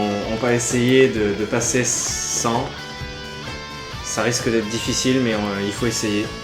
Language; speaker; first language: French; native; French